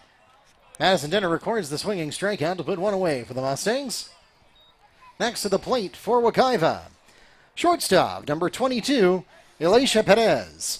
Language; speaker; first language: English; native; English